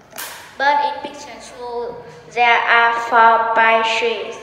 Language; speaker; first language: English; non-native, learner; Vietnamese